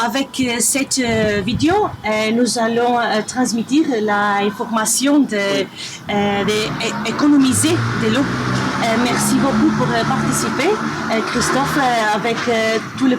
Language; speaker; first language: French; non-native, learner; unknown